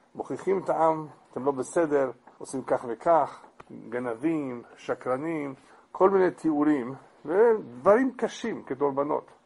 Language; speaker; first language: Hebrew; non-native, fluent; English